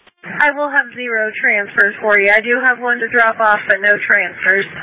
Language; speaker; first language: English; native; English